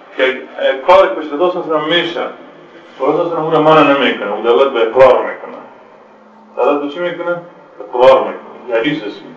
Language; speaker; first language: Persian; native; Persian